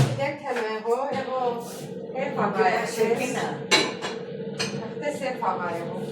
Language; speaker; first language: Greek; non-native, fluent; Armenian